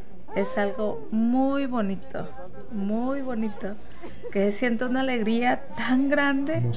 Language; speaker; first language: Spanish; native; Spanish